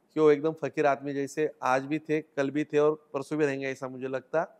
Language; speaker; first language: Hindi; non-native, local second language; Marathi